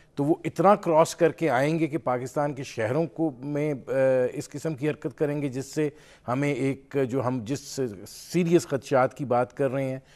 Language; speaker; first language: Urdu; native; Urdu